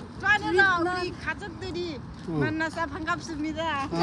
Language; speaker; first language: Korean; non-native, learner; Nepali